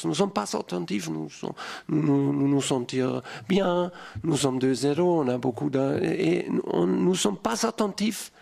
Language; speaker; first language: French; non-native, fluent; German